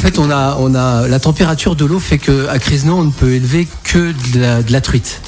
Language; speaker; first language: French; native; French